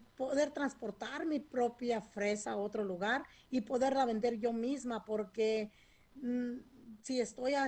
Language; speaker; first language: Spanish; native; Spanish